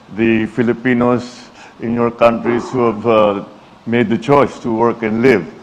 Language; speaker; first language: English; non-native, local second language; Filipino